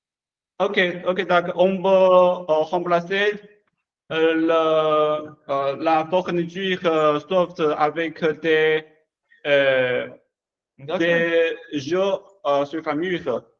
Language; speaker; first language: French; non-native, learner; Chinese